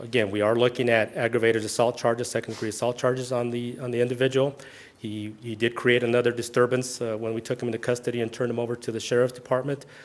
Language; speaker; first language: English; early bilingual, other home language; Spanish